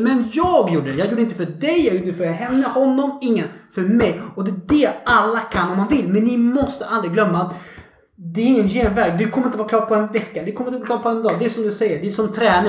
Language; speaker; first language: Swedish; non-native, fluent; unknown